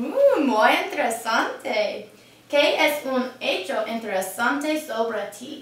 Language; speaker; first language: Spanish; non-native, learner; English